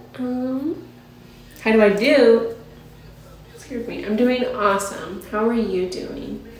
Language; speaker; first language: English; native; English